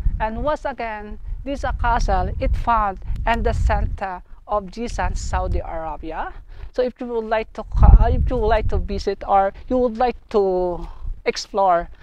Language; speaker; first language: English; non-native, learner; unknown